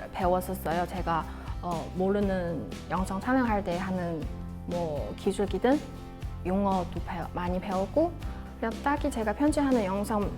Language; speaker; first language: Korean; non-native, fluent; Chinese